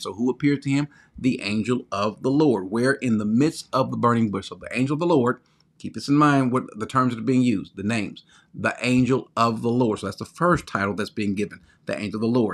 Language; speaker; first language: English; native; English